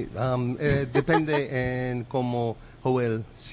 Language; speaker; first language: Spanish; non-native, learner; English